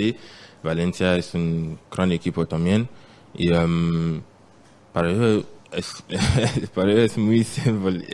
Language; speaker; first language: Spanish; non-native, learner; French